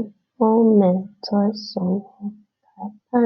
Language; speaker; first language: Vietnamese; non-native, learner; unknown